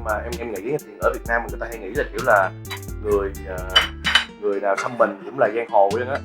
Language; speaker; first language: Vietnamese; native; Vietnamese